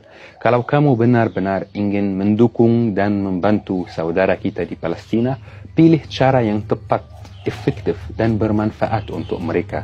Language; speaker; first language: Indonesian; non-native, fluent; Arabic